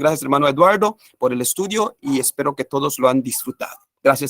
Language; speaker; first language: Spanish; native; Spanish